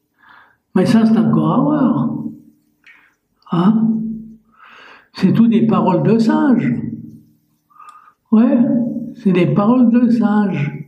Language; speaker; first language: French; native; French